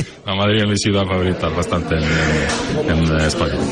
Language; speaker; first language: Spanish; non-native, learner; Norwegian